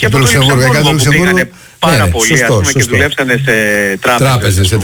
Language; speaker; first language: Greek; native; Greek